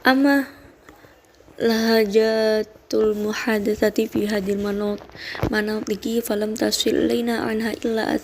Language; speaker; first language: Arabic; non-native, learner; Indonesian